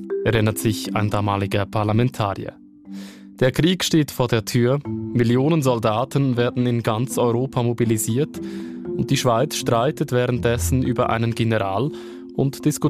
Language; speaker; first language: German; native; German